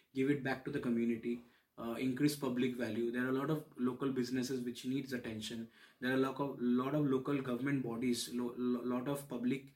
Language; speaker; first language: English; non-native, local second language; Bangla